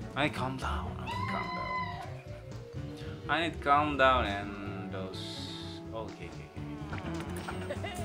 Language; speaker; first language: English; non-native, learner; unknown